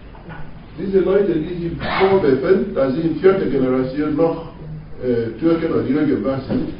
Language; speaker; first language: German; non-native, fluent; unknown